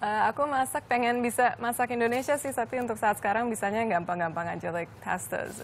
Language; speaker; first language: Indonesian; early bilingual, heritage; Indonesian